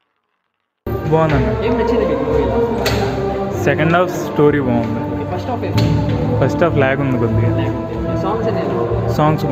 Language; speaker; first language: Telugu; native; Telugu